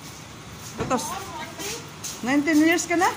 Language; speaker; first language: Filipino; non-native, local second language; Cebuano